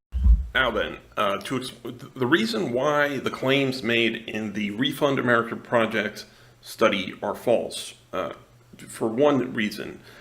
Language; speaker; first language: English; non-native, local second language; Spanish